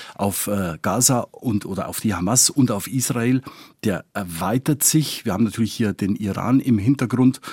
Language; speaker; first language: German; non-native, fluent; Spanish